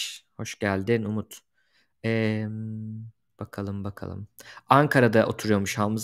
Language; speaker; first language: Turkish; native; Turkish